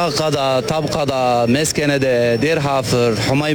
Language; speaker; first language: Turkish; non-native, learner; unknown